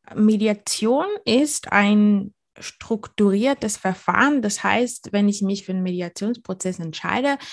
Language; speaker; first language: German; non-native, fluent; Bulgarian